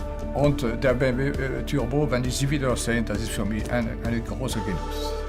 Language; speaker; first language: German; non-native, fluent; French